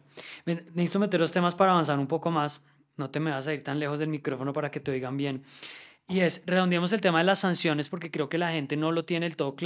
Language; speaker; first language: Spanish; native; Spanish